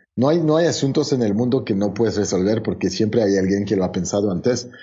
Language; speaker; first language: Spanish; non-native, fluent; French